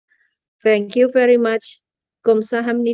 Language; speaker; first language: English; non-native, fluent; Indonesian